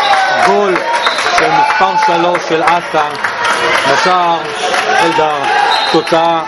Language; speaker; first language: Hebrew; native; Hebrew